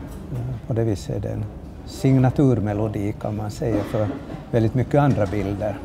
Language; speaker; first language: Swedish; native; Swedish